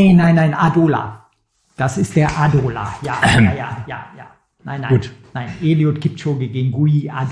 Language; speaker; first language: German; native; German